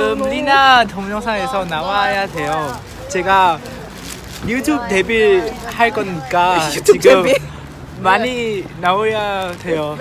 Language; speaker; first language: Korean; non-native, learner; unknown